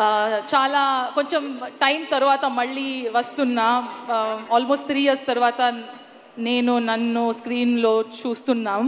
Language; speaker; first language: Telugu; non-native, learner; Kannada